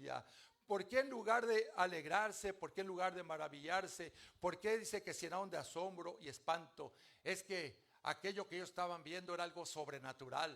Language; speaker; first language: Spanish; native; Spanish